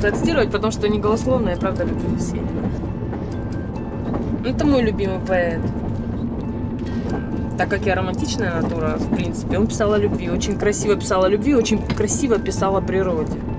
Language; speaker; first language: Russian; native; Russian